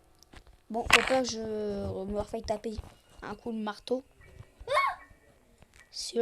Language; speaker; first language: French; native; French